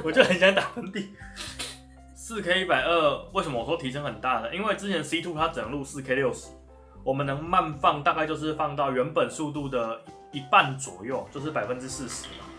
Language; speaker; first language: Chinese; native; Chinese